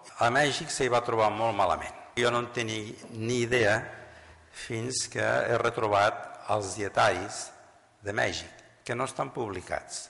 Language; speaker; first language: Catalan; native; Catalan